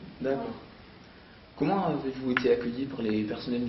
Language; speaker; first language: French; native; French